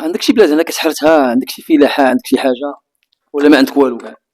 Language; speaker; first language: Arabic; native; Arabic